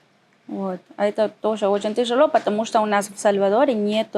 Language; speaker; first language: Russian; non-native, learner; Spanish